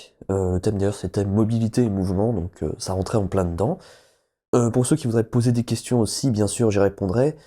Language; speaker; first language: French; native; French